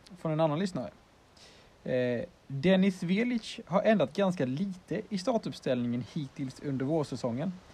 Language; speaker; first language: Swedish; native; Swedish